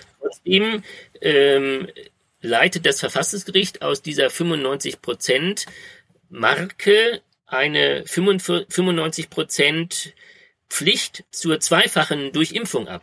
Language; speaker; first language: German; native; German